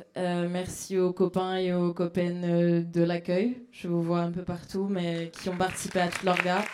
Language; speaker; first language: French; native; French